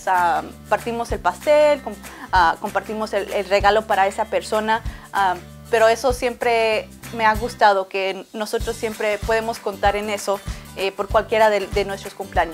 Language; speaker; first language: Spanish; early bilingual, heritage; Spanish